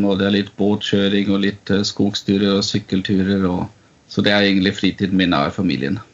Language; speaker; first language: Norwegian; non-native, fluent; German